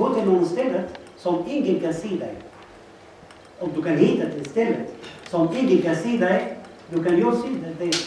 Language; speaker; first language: Swedish; non-native, fluent; Arabic